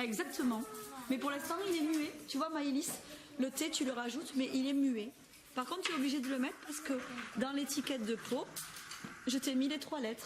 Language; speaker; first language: French; native; French